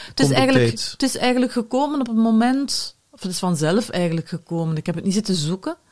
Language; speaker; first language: Dutch; native; Dutch